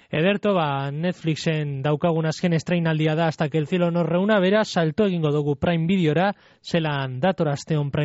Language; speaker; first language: Basque; native; Basque